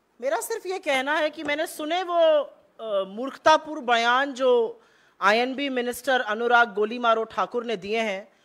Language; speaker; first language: Hindi; native; Hindi